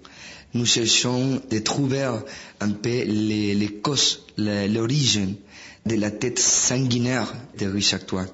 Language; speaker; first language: French; non-native, fluent; Spanish